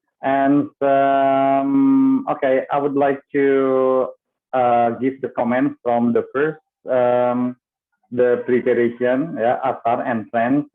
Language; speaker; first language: English; non-native, fluent; Indonesian